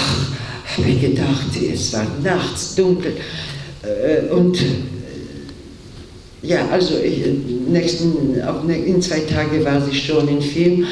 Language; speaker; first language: German; non-native, fluent; Georgian